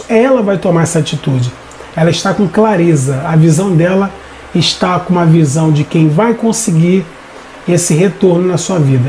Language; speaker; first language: Portuguese; native; Portuguese